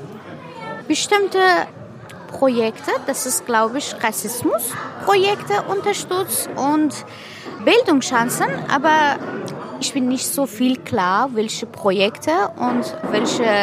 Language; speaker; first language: German; non-native, learner; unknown